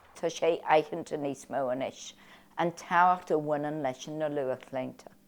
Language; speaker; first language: Irish; non-native, local second language; English